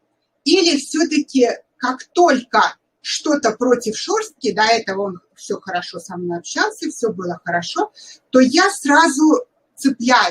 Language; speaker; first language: Russian; native; Russian